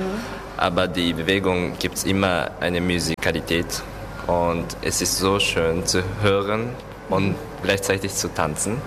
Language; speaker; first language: German; non-native, fluent; Japanese